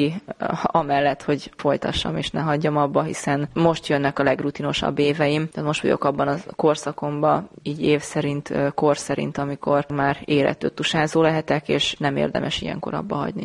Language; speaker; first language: Hungarian; native; Hungarian